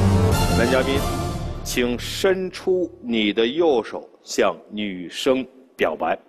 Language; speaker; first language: Chinese; native; Chinese